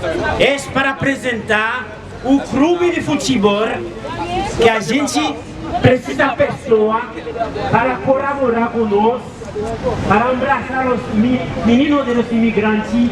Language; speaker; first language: Portuguese; non-native, learner; Haitian Creole